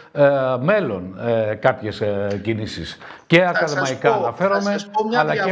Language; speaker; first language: Greek; native; Greek